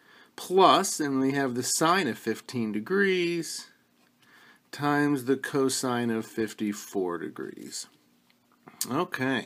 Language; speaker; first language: English; native; English